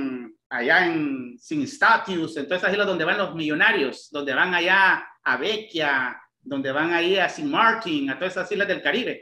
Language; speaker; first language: Spanish; native; Spanish